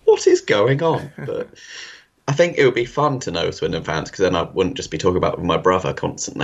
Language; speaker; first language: English; native; English